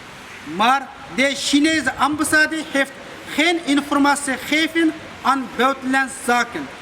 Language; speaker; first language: Dutch; non-native, fluent; Uyghur